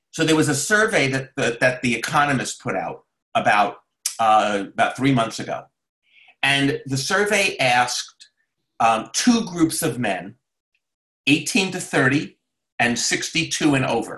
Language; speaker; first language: English; native; English